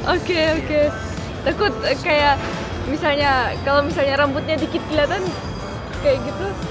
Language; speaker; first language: Indonesian; non-native, fluent; German